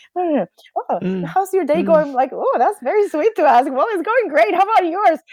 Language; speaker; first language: English; non-native, fluent; Spanish